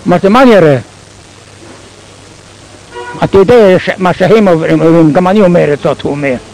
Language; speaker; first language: Hebrew; non-native, fluent; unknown